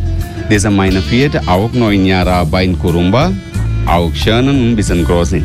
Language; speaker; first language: German; non-native, learner; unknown